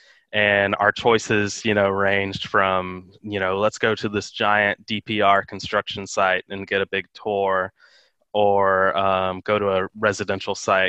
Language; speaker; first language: English; native; English